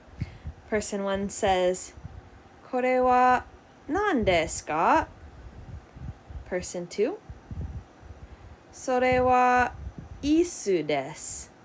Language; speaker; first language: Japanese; non-native, fluent; English